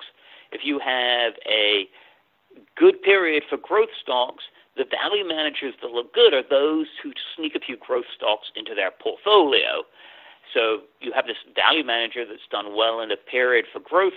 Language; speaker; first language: English; native; English